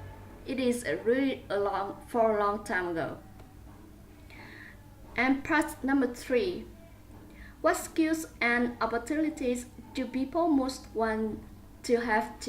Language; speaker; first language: English; non-native, learner; Vietnamese